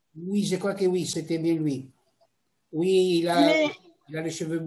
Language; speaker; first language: French; non-native, fluent; Italian